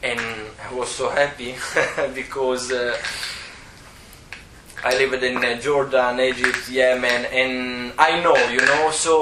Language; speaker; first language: English; non-native, learner; Italian